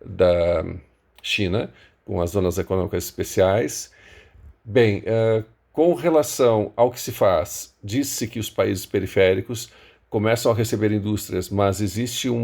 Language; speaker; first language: Portuguese; native; Portuguese